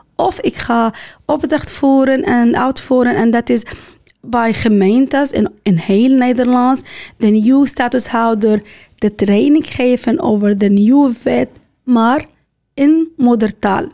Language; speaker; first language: Dutch; non-native, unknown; Arabic